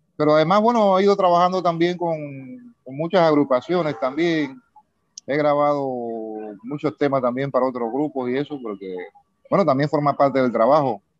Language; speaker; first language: Spanish; native; Spanish